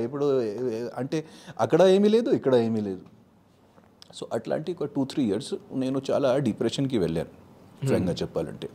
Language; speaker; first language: Telugu; non-native, fluent; Hindi